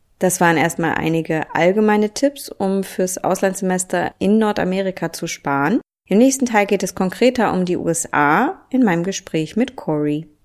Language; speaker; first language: German; native; German